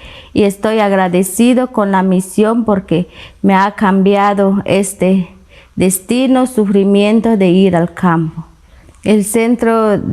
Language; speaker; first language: Spanish; non-native, local second language; Kaqchikel